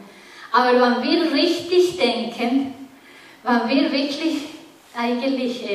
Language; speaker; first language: German; non-native, fluent; Spanish